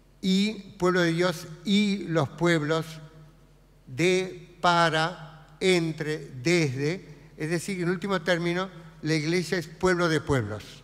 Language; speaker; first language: Spanish; native; Spanish